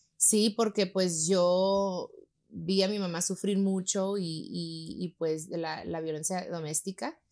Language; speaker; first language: Spanish; early bilingual, heritage; Spanish